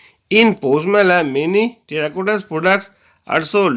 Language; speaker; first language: English; non-native, local second language; Bangla